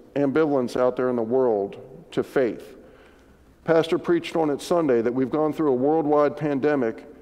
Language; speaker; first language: English; native; English